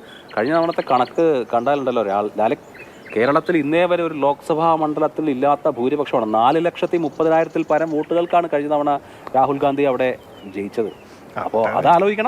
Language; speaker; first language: Malayalam; native; Malayalam